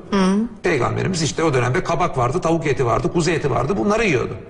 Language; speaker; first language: Turkish; native; Turkish